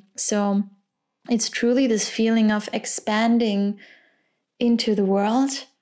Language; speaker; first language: English; non-native, fluent; German